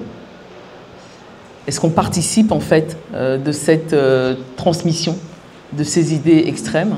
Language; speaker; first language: French; native; French